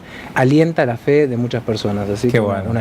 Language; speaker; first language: Spanish; native; Spanish